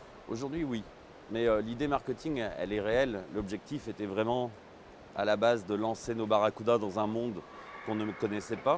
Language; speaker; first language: French; native; French